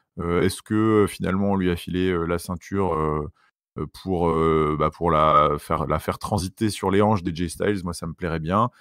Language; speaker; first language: French; native; French